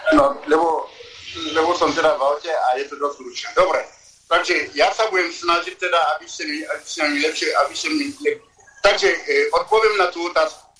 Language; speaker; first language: Slovak; non-native, fluent; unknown